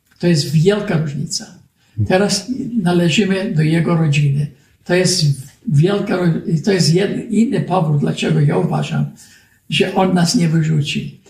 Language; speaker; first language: Polish; early bilingual, heritage; Polish